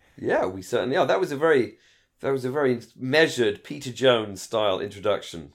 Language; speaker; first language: English; native; English